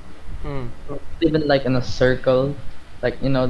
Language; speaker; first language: English; non-native, local second language; Filipino